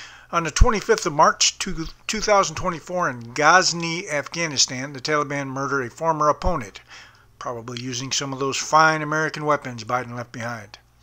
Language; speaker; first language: English; native; English